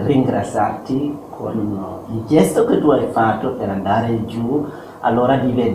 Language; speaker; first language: Italian; non-native, learner; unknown